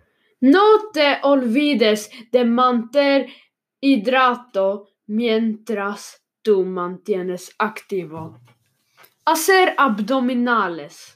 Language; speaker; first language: Spanish; non-native, learner; Swedish